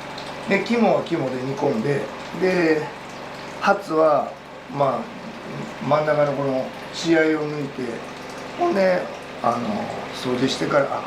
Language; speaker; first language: Japanese; native; Japanese